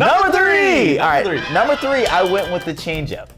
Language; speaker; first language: English; native; English